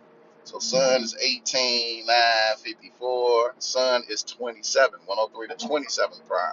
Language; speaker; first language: English; native; English